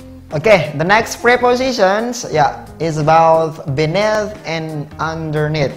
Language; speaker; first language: English; non-native, fluent; Indonesian